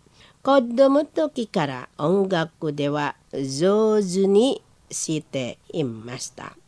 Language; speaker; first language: Japanese; non-native, learner; Indonesian